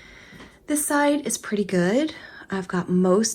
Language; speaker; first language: English; native; English